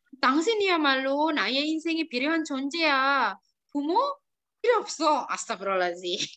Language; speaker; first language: Korean; non-native, fluent; Indonesian